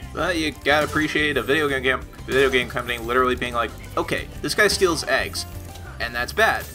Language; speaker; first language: English; native; English